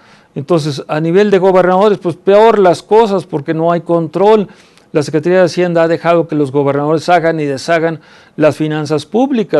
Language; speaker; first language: Spanish; native; Spanish